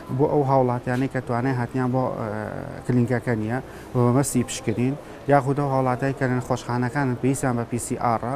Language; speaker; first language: Central Kurdish; native; Central Kurdish